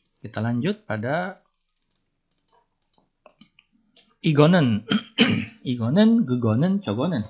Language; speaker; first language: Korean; non-native, fluent; Indonesian